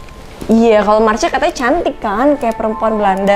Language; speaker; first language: Indonesian; native; Indonesian